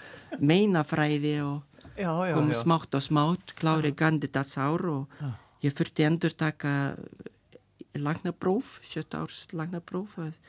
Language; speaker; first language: Icelandic; non-native, learner; Lithuanian